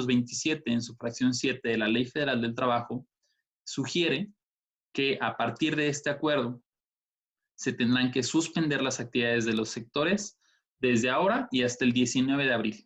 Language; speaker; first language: Spanish; native; Spanish